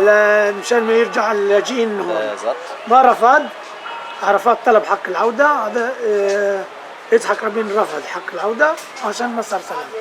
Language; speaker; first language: Arabic; native; Arabic